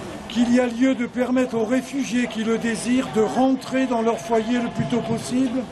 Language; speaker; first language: French; native; French